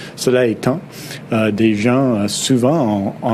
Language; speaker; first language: French; non-native, fluent; English